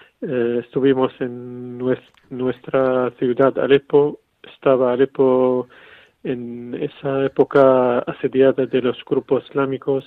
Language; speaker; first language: Spanish; non-native, fluent; Arabic